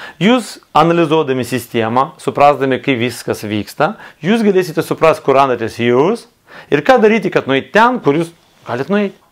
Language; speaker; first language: Lithuanian; non-native, local second language; Russian